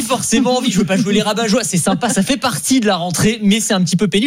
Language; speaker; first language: French; native; French